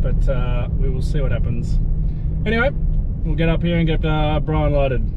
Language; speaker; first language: English; native; English